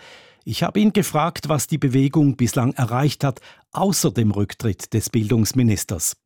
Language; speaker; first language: German; native; German